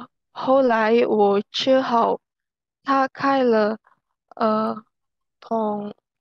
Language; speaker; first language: Chinese; non-native, learner; Indonesian